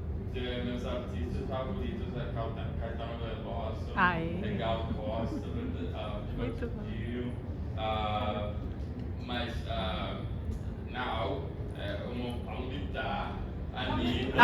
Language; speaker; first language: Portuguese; non-native, learner; Spanish